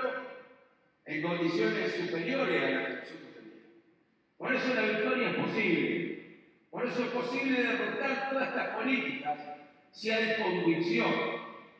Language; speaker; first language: Spanish; native; Spanish